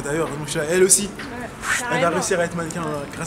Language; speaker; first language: French; native; French